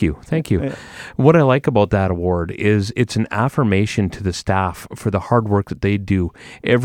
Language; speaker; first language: English; native; English